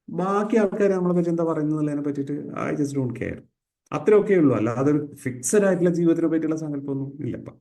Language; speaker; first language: Malayalam; native; Malayalam